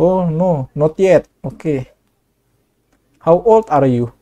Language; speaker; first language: English; non-native, learner; Indonesian